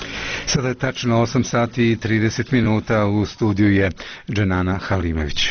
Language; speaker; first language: Croatian; native; Croatian